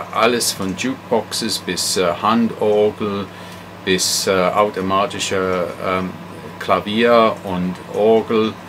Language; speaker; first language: German; non-native, fluent; English